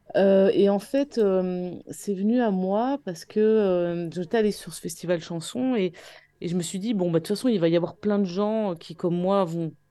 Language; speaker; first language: French; native; French